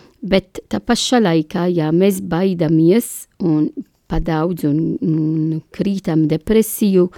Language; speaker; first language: Latvian; non-native, learner; Italian